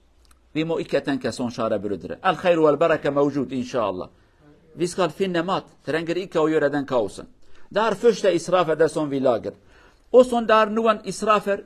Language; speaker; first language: Norwegian; non-native, learner; Kurdish